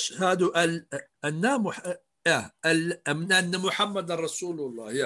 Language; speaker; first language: Arabic; non-native, fluent; English